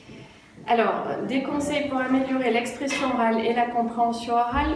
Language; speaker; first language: French; native; French